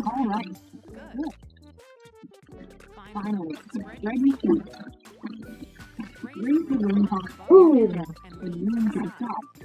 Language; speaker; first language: English; non-native, fluent; Thai